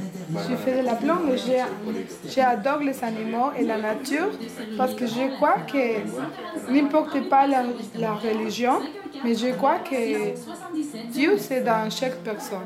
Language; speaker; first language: French; non-native, learner; Spanish